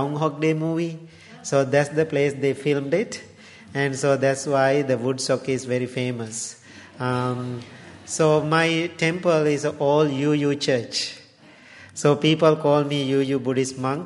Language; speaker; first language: English; non-native, local second language; Sinhala